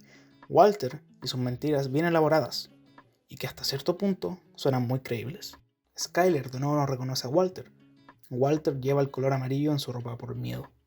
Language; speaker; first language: Spanish; native; Spanish